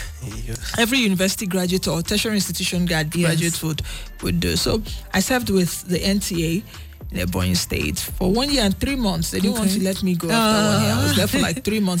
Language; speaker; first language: English; non-native, local second language; Igbo